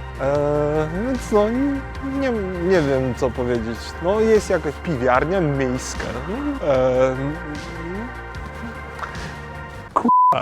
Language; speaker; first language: Polish; non-native, fluent; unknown